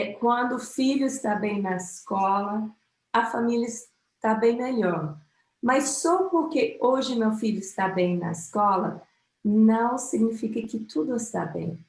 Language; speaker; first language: Portuguese; non-native, fluent; English